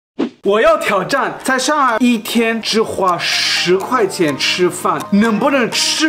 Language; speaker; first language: Chinese; non-native, fluent; German